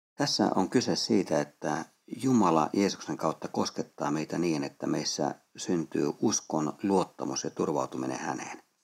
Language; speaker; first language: Finnish; native; Finnish